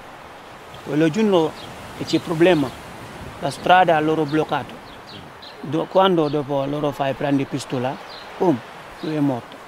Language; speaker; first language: Italian; non-native, learner; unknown